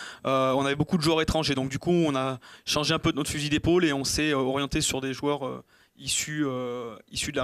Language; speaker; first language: French; native; French